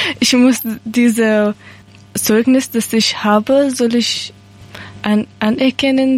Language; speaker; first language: German; non-native, learner; Persian